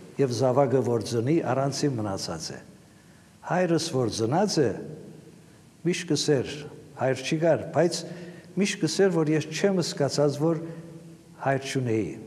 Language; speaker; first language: Armenian; early bilingual, heritage; Armenian